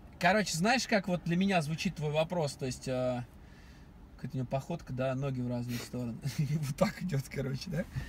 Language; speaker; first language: Russian; native; Russian